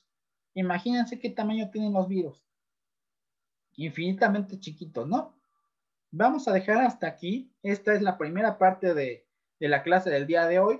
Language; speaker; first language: Spanish; native; Spanish